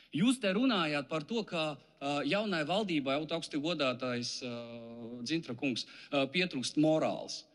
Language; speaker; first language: Latvian; non-native, local second language; Russian